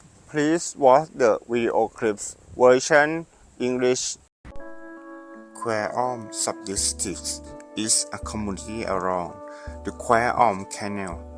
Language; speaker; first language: English; non-native, learner; Thai